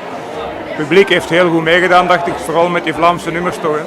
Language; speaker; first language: Dutch; native; Dutch